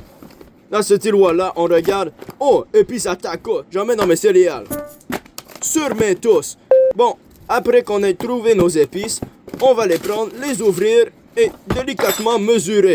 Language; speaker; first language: French; native; French